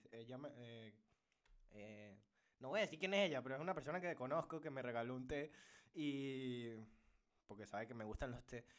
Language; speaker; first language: Spanish; native; Spanish